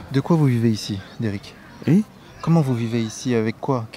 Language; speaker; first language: French; native; French